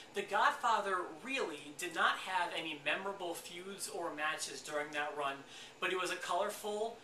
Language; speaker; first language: English; native; English